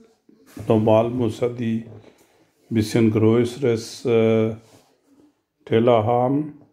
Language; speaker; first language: German; non-native, learner; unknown